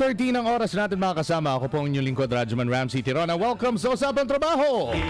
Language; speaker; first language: Filipino; native; Filipino